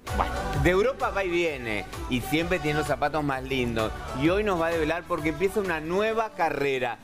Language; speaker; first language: Spanish; native; Spanish